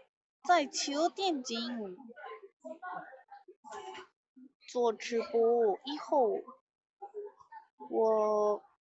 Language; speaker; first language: Chinese; non-native, learner; Korean